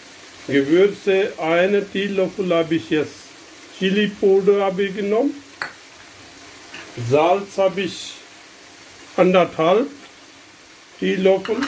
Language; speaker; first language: German; non-native, learner; Urdu